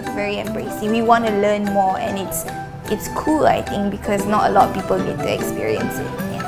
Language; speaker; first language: English; non-native, local second language; Chinese